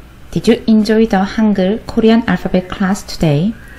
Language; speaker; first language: English; non-native, fluent; Korean